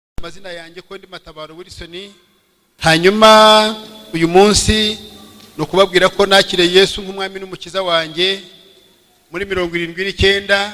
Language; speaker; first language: Kinyarwanda; early bilingual, heritage; Kinyarwanda